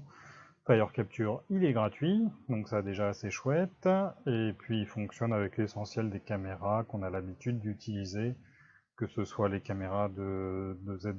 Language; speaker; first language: French; native; French